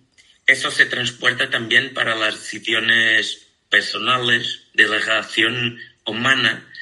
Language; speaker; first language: Spanish; non-native, fluent; Portuguese